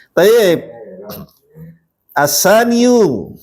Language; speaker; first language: Arabic; non-native, fluent; Indonesian